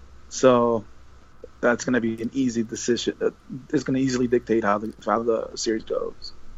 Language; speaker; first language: English; early bilingual, other home language; Spanish